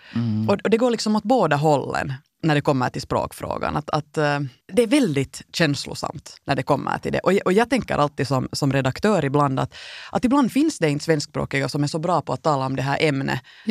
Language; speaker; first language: Swedish; native; Swedish